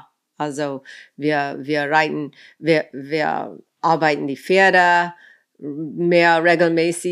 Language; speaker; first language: German; non-native, fluent; English